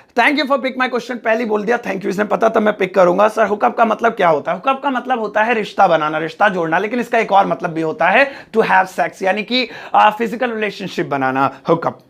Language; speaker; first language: Hindi; native; Hindi